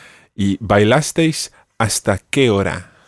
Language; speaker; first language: Spanish; non-native, fluent; English